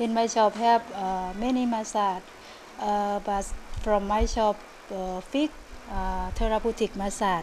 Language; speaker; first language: English; non-native, learner; Thai